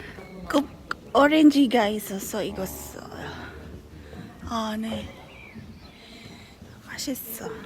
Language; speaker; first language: Korean; non-native, learner; Filipino